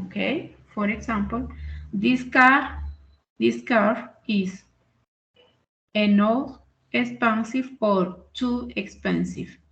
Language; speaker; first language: English; non-native, learner; Spanish